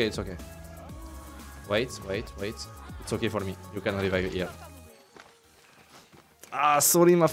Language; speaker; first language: English; non-native, learner; French